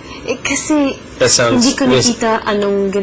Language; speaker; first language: Filipino; early bilingual, heritage; English